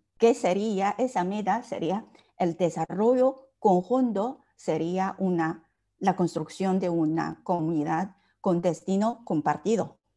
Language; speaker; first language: Spanish; non-native, fluent; Chinese